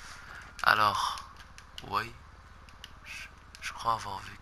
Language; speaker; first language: French; native; French